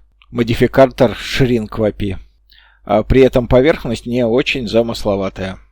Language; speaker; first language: Russian; native; Russian